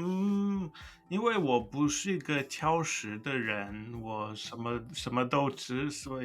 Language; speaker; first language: Chinese; non-native, fluent; English